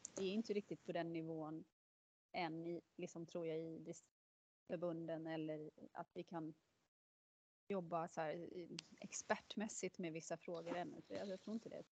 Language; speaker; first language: Swedish; native; Swedish